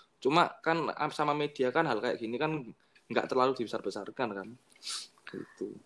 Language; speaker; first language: Indonesian; native; Indonesian